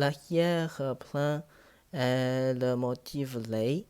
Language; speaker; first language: French; non-native, learner; Chinese